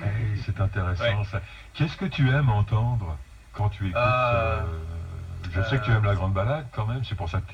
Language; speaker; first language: French; native; French